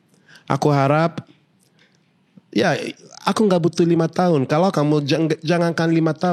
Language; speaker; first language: Indonesian; non-native, fluent; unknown